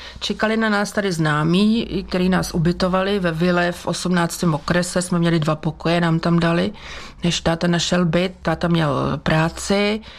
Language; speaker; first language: Czech; native; Czech